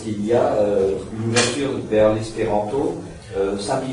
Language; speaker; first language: French; native; French